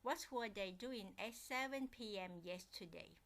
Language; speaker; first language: English; non-native, fluent; Vietnamese